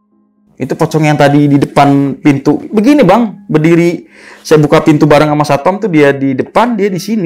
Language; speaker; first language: Indonesian; native; Indonesian